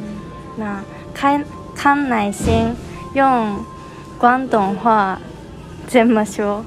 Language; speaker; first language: Chinese; non-native, learner; Japanese